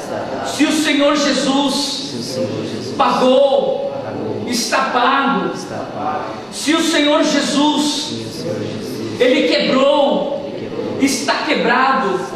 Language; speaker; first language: Portuguese; native; Portuguese